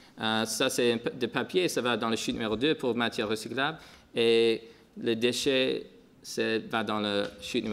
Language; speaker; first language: French; non-native, local second language; English